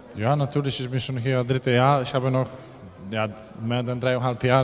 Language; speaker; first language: German; non-native, learner; Polish